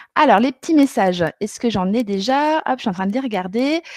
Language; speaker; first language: French; native; French